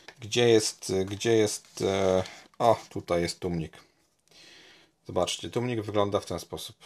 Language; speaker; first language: Polish; native; Polish